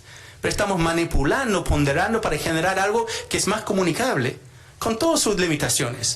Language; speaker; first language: Spanish; non-native, fluent; English